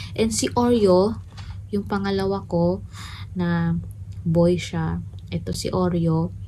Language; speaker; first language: Filipino; native; Filipino